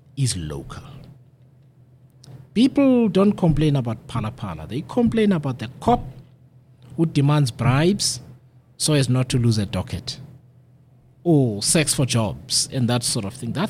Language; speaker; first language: English; non-native, local second language; Xhosa